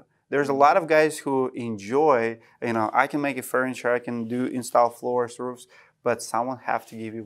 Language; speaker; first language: English; non-native, fluent; Russian